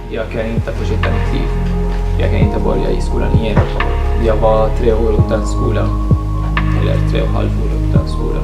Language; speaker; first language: Swedish; non-native, fluent; Arabic